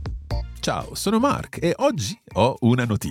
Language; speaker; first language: Italian; non-native, fluent; English